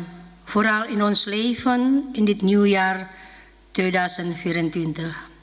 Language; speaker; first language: Dutch; non-native, fluent; Indonesian